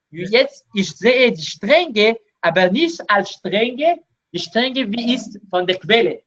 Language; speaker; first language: German; non-native, learner; Hebrew